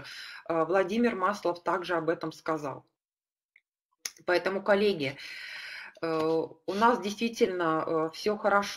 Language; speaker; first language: Russian; native; Russian